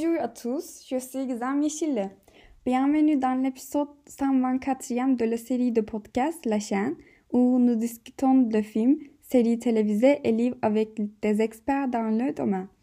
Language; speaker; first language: French; non-native, learner; Turkish